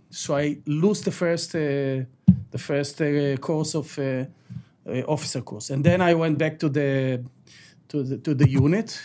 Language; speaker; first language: English; non-native, fluent; Ladino